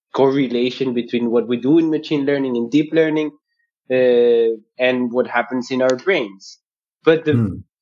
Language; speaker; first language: English; non-native, fluent; Spanish